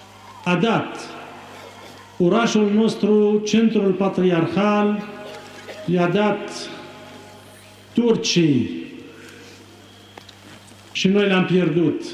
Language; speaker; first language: Romanian; non-native, fluent; Arabic